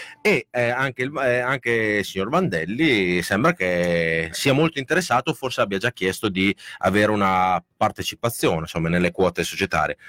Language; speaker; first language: Italian; native; Italian